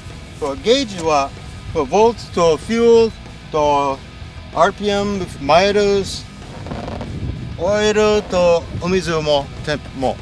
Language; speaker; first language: Japanese; non-native, learner; English